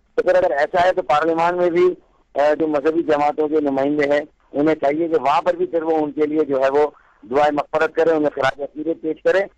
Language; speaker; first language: Urdu; native; Urdu